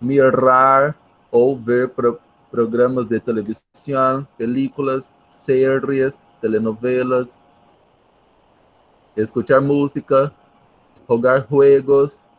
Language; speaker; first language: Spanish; non-native, fluent; Portuguese